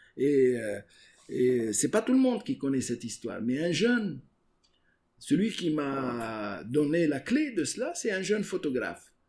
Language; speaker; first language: French; non-native, local second language; Arabic